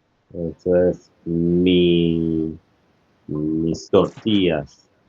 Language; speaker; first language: Spanish; non-native, fluent; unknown